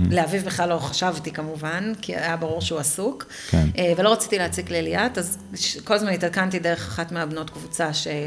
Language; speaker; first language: Hebrew; native; Hebrew